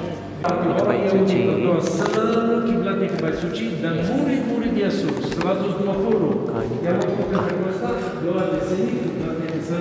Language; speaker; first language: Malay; non-native, fluent; Hebrew